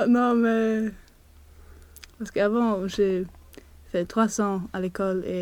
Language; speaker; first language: French; non-native, learner; Swedish